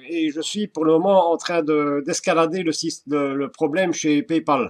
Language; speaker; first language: French; native; French